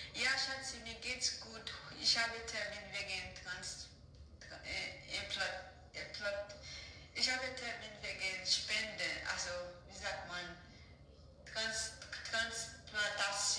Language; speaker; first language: German; non-native, learner; Haitian Creole